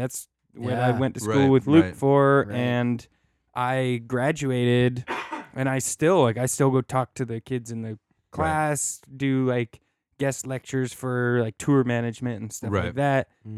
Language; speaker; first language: English; native; English